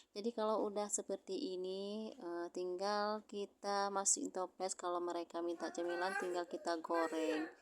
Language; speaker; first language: Indonesian; non-native, local second language; Achinese